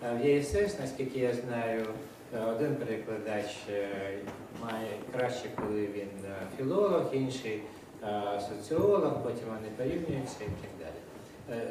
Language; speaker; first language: Ukrainian; non-native, local second language; Russian